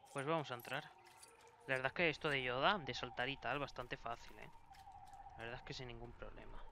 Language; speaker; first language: Spanish; native; Spanish